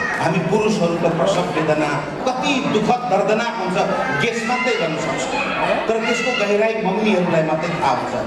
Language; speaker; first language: Nepali; native; Nepali